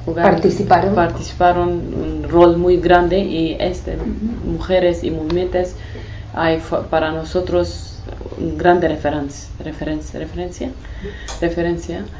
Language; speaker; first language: Spanish; non-native, learner; Kurdish